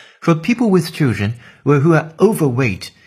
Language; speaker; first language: English; non-native, fluent; Chinese